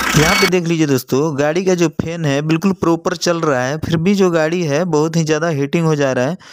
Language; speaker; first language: Hindi; native; Hindi